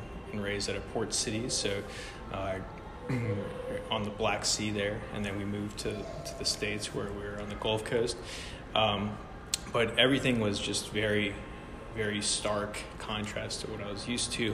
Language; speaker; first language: English; early bilingual, other home language; Ukrainian